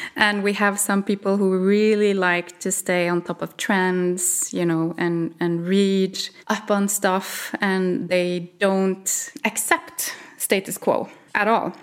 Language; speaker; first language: English; non-native, fluent; Norwegian